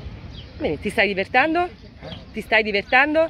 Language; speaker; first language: Italian; native; Italian